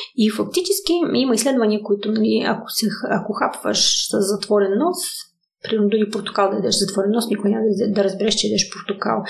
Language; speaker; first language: Bulgarian; early bilingual, heritage; Russian